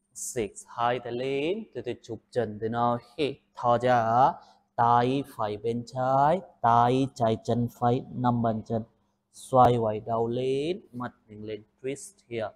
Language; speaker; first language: Vietnamese; non-native, learner; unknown